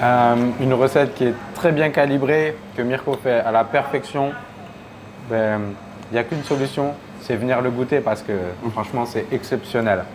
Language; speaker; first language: French; native; French